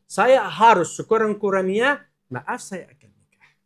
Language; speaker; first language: Indonesian; non-native, learner; Arabic